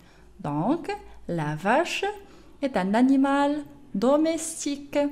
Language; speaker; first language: French; non-native, local second language; Arabic